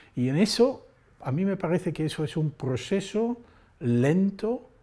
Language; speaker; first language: Spanish; non-native, fluent; Dutch